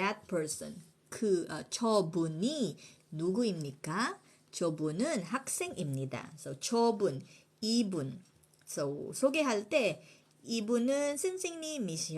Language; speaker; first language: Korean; non-native, fluent; Filipino